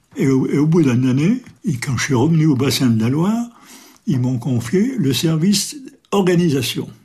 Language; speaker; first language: French; native; French